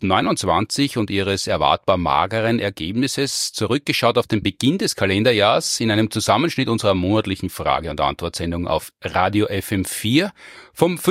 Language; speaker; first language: German; native; German